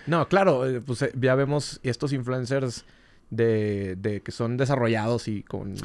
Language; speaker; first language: Spanish; native; Spanish